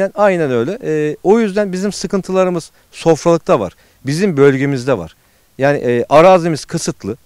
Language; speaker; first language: Turkish; native; Turkish